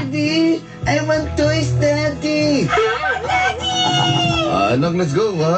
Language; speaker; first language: English; non-native, learner; Cebuano